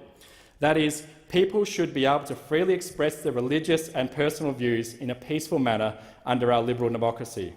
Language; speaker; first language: English; native; English